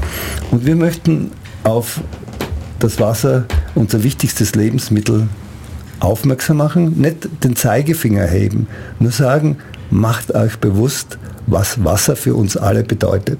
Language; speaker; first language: German; native; German